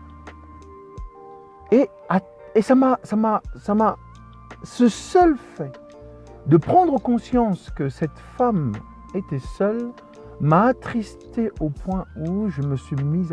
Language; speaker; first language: French; early bilingual, other home language; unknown